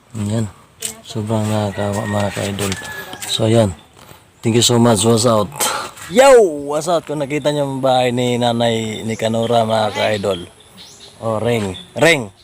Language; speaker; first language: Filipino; non-native, local second language; Cebuano